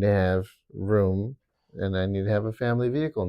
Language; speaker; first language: English; native; English